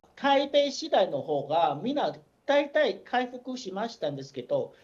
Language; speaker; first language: Japanese; non-native, learner; Chinese